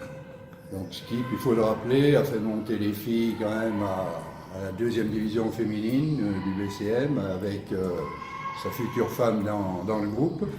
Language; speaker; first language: French; native; French